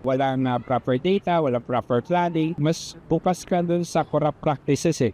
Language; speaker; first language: Filipino; native; Filipino